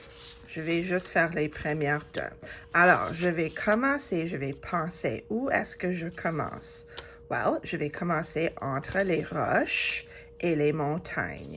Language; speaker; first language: French; non-native, fluent; English